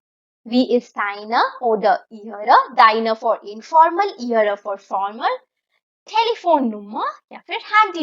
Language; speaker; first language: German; non-native, fluent; Hindi